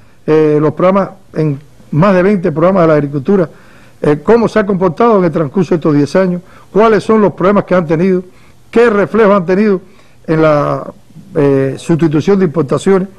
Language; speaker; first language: Spanish; native; Spanish